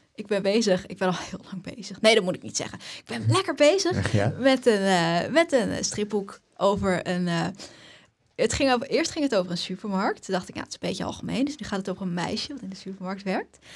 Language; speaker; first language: Dutch; native; Dutch